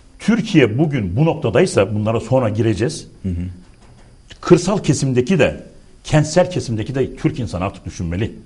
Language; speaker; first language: Turkish; native; Turkish